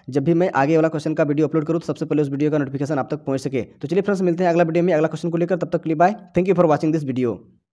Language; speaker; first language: Hindi; native; Hindi